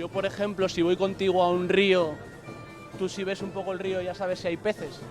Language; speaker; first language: Spanish; native; Spanish